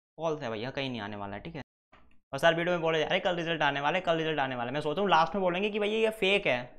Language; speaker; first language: Hindi; native; Hindi